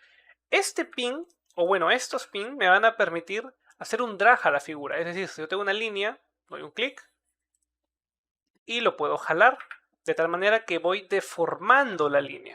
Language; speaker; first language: Spanish; native; Spanish